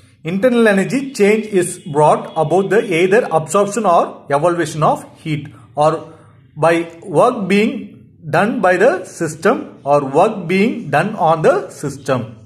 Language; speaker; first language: English; non-native, local second language; Tamil